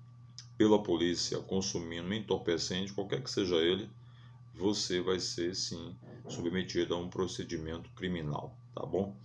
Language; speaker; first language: Portuguese; native; Portuguese